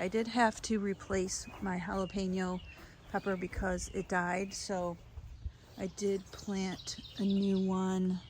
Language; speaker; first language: English; native; English